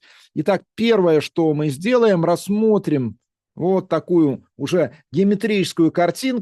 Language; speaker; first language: Russian; native; Russian